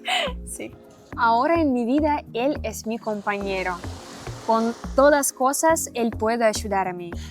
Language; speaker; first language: Spanish; non-native, learner; Russian